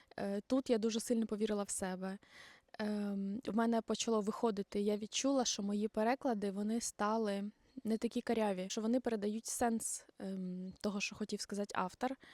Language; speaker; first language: Ukrainian; non-native, local second language; Russian